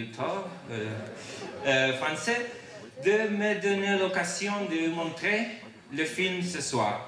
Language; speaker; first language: French; non-native, learner; Spanish